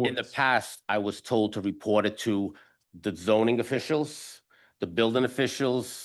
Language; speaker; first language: English; non-native, fluent; Italian